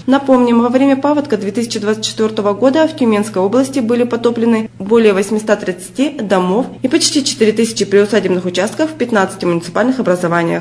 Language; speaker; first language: Russian; native; Russian